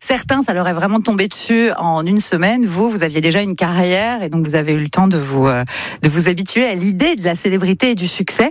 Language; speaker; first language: French; native; French